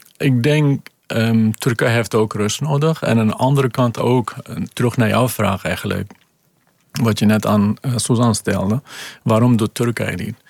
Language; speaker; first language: Dutch; non-native, fluent; Kurdish